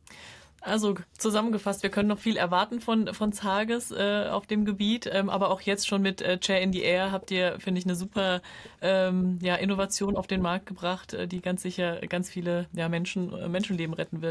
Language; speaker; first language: German; native; German